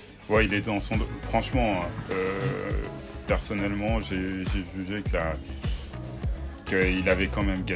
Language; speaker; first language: French; native; French